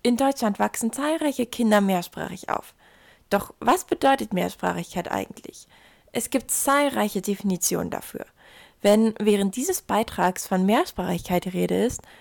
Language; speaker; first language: German; native; German